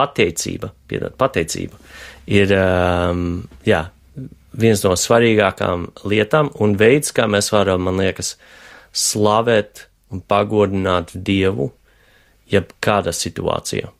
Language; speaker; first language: Latvian; non-native, fluent; English